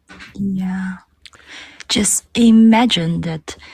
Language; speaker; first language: English; non-native, learner; Chinese